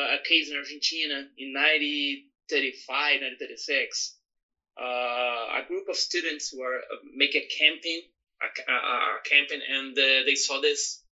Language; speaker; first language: English; non-native, learner; Portuguese